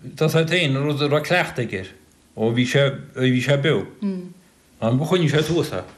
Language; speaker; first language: Irish; native; Irish